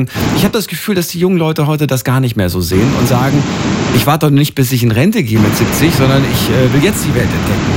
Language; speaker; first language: German; native; German